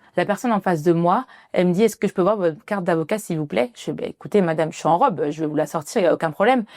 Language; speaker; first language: French; early bilingual, other home language; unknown